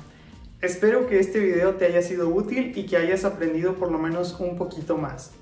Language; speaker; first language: Spanish; native; Spanish